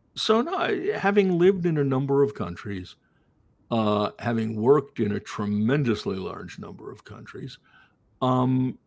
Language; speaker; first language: English; native; English